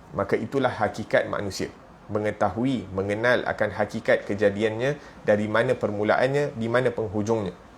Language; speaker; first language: Malay; native; Malay